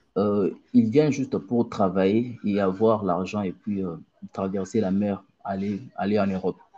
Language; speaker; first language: French; non-native, local second language; Luba-Lulua